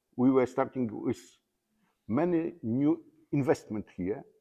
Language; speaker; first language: English; non-native, learner; Polish